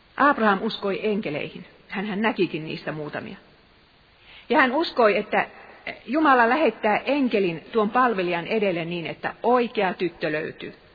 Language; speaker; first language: Finnish; native; Finnish